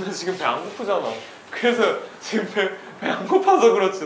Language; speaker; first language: Korean; native; Korean